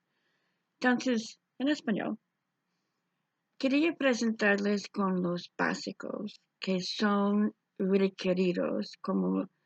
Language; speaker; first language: Spanish; non-native, fluent; English